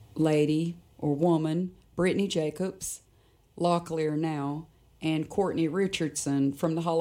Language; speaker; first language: English; native; English